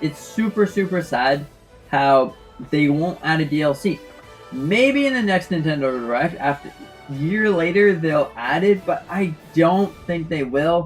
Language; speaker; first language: English; native; English